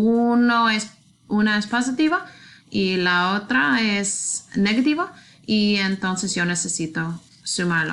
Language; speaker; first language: Spanish; non-native, learner; English